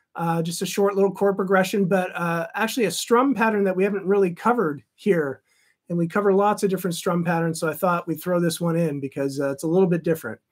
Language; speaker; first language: English; native; English